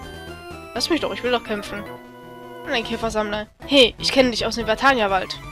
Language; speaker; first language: German; native; German